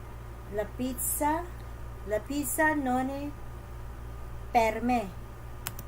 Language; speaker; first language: Italian; non-native, learner; Filipino